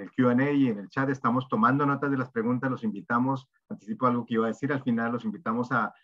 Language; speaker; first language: Spanish; native; Spanish